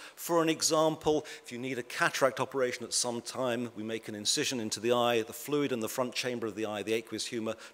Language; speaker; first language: English; native; English